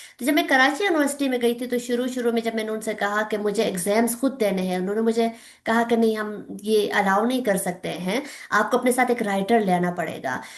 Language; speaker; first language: Urdu; non-native, local second language; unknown